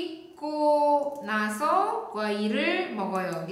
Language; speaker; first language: Korean; non-native, fluent; Indonesian